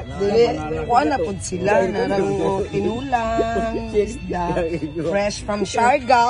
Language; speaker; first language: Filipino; non-native, local second language; Cebuano